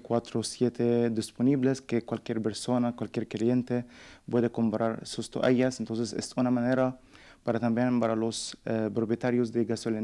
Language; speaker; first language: Spanish; non-native, learner; Arabic